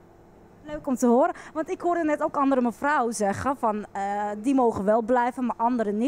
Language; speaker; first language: Dutch; native; Dutch